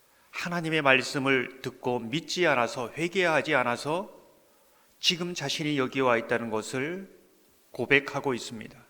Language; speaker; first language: Korean; native; Korean